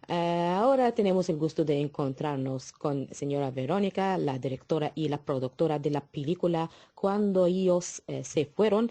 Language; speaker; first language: Spanish; non-native, fluent; Arabic